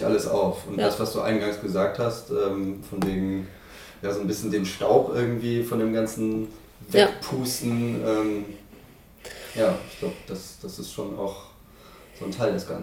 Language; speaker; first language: German; native; German